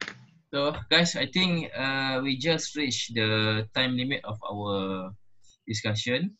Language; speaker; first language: English; non-native, local second language; Malay